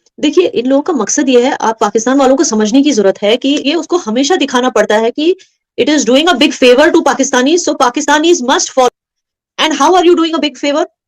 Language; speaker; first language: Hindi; non-native, local second language; Kashmiri